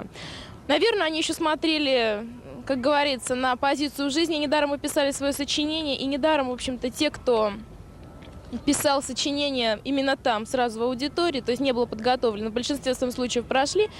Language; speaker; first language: Russian; native; Russian